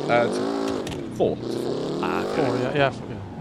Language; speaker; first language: English; native; English